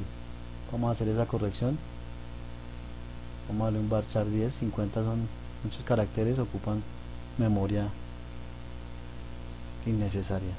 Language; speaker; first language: Spanish; native; Spanish